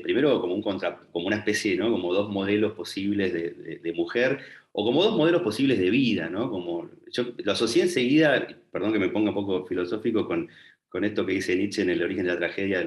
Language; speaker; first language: Spanish; native; Spanish